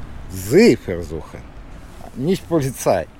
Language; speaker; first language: German; non-native, learner; Russian